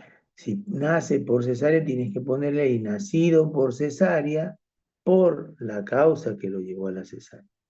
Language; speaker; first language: Spanish; native; Spanish